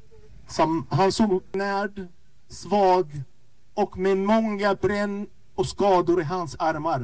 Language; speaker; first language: Swedish; non-native, fluent; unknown